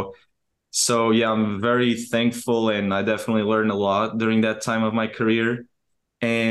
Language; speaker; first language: English; non-native, fluent; Portuguese